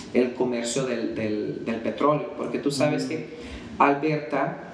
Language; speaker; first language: Spanish; early bilingual, heritage; Spanish